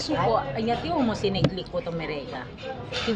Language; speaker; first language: Greek; non-native, learner; Filipino